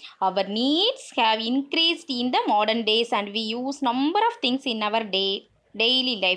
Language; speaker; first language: English; non-native, local second language; Tamil